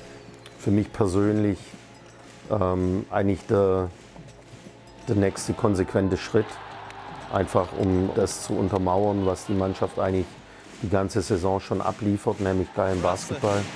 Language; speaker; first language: German; native; German